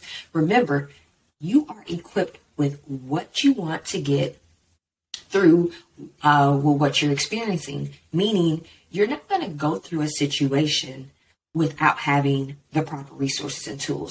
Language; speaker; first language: English; native; English